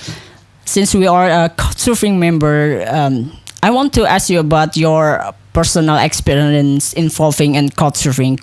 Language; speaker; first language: English; non-native, local second language; Indonesian